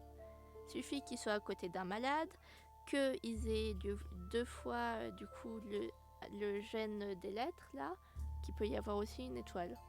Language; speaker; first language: French; native; French